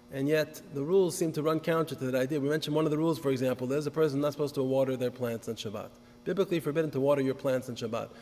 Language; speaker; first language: English; native; English